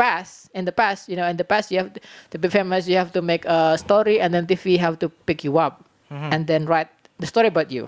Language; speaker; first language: English; non-native, learner; Indonesian